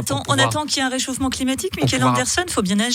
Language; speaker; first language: French; native; French